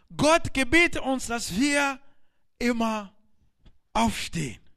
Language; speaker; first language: German; non-native, learner; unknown